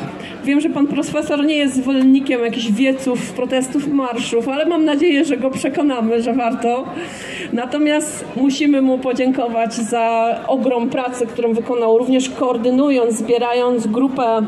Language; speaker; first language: Polish; native; Polish